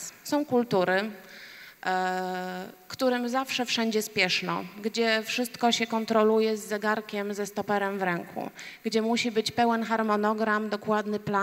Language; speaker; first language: Polish; native; Polish